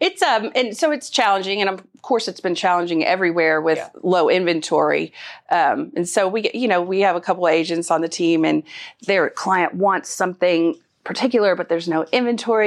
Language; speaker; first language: English; native; English